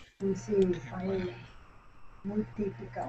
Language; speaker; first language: Spanish; non-native, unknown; English